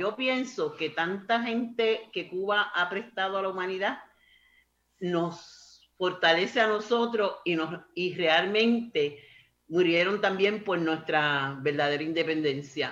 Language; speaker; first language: Spanish; native; Spanish